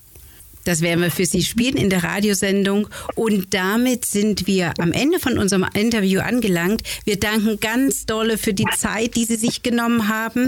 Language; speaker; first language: German; native; German